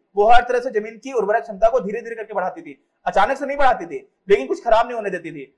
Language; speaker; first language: Hindi; native; Hindi